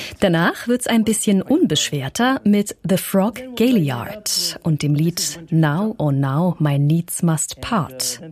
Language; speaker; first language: German; native; German